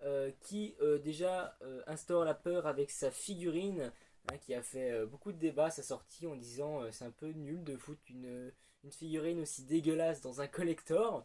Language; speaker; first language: French; native; French